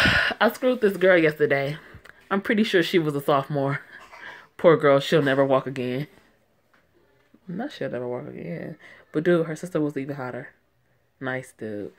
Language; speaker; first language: English; native; English